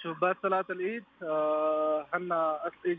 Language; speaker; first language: Arabic; non-native, learner; Urdu